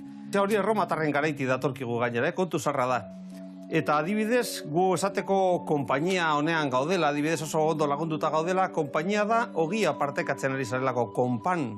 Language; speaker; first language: Basque; native; Basque